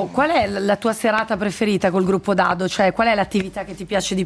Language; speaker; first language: Italian; native; Italian